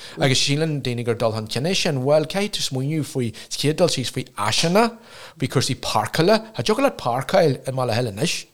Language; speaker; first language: Irish; non-native, local second language; English